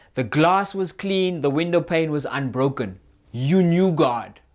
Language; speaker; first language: English; native; English